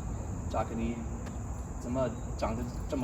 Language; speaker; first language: Chinese; non-native, fluent; English